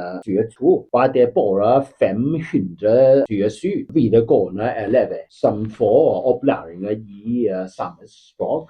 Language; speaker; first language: Danish; non-native, learner; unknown